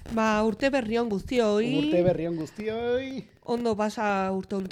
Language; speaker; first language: Basque; non-native, local second language; Spanish